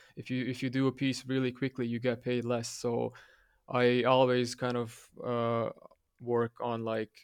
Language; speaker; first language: English; non-native, fluent; Latvian